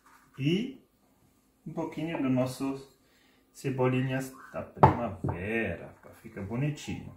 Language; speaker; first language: Portuguese; non-native, fluent; German